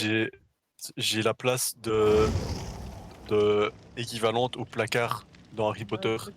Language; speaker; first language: French; native; French